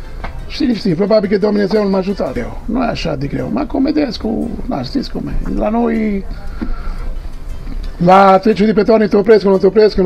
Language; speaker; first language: Romanian; non-native, learner; Italian